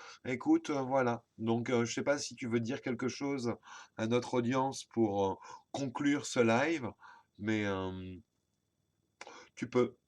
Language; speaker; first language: French; native; French